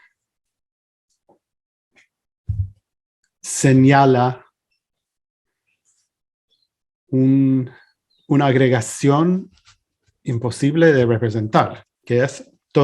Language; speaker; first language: Spanish; non-native, fluent; English